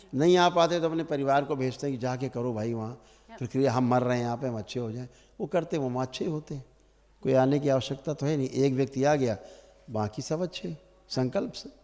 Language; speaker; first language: Hindi; native; Hindi